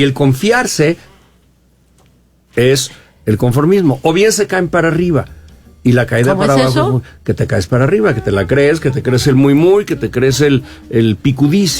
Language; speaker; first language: Spanish; native; Spanish